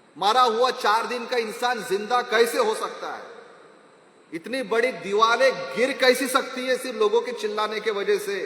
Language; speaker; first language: Hindi; non-native, local second language; Marathi